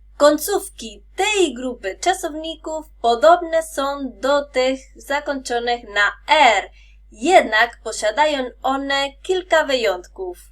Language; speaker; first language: Polish; non-native, fluent; Spanish